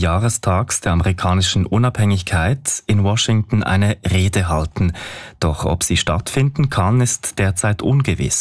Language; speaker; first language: German; native; German